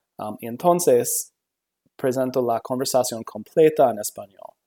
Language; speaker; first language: Spanish; non-native, learner; English